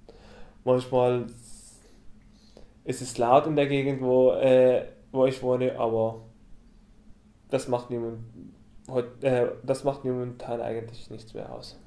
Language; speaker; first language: German; non-native, fluent; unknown